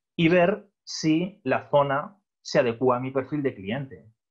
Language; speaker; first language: Spanish; native; Spanish